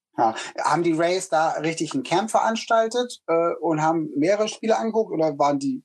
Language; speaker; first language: German; native; German